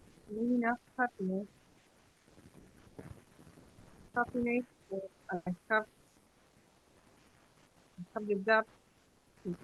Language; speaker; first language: English; non-native, learner; Spanish